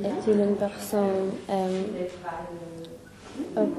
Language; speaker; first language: French; non-native, learner; English